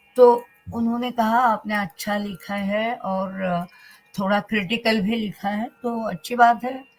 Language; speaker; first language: Hindi; non-native, local second language; Marathi